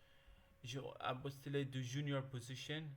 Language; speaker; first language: French; non-native, learner; Arabic